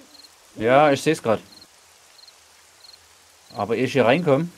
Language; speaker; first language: German; native; German